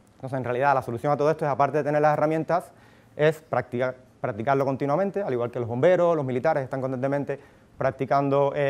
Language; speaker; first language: Spanish; native; Spanish